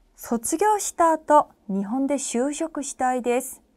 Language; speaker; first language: Japanese; non-native, fluent; Korean